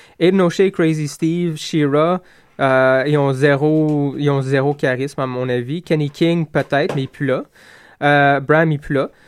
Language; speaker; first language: French; native; French